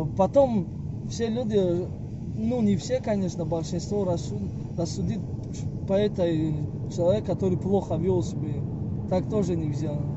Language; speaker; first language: Russian; non-native, local second language; Tajik